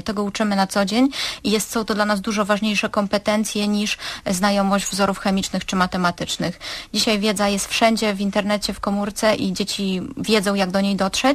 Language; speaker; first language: Polish; native; Polish